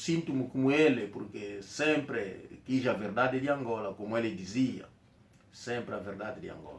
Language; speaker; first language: Portuguese; non-native, local second language; Kongo